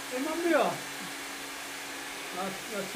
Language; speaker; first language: German; non-native, learner; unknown